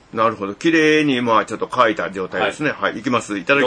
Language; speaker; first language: Japanese; native; Japanese